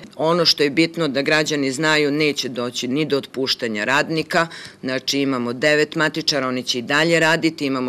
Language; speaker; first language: Serbian; native; Serbian